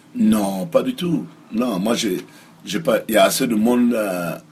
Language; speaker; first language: French; non-native, local second language; Mossi